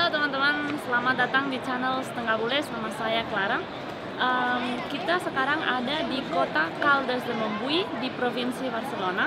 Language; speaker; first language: Indonesian; non-native, learner; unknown